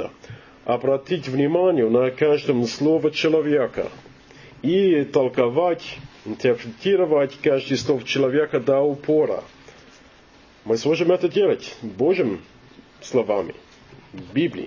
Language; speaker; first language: Russian; non-native, learner; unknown